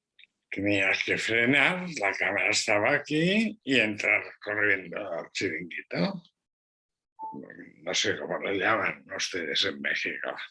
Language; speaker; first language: Spanish; non-native, local second language; Catalan